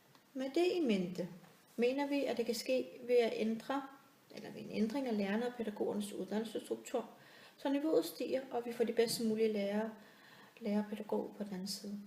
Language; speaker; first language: Danish; native; Danish